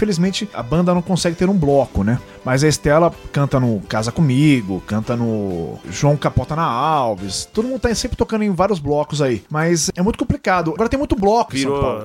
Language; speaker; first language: Portuguese; native; Portuguese